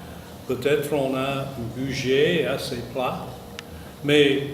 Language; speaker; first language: French; non-native, fluent; English